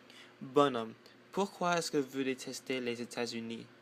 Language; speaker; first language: French; non-native, learner; English